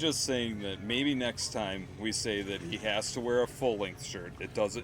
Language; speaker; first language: English; native; English